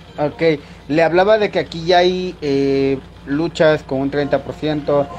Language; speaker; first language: Spanish; native; Spanish